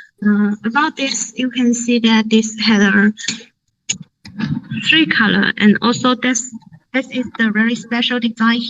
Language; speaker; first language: English; non-native, learner; Thai